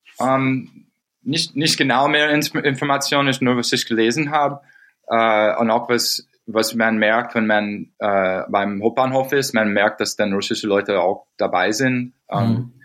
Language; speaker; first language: German; non-native, fluent; English